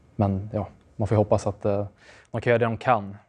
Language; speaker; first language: Swedish; native; Swedish